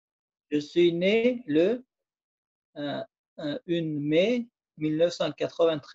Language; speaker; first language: French; non-native, learner; Kurdish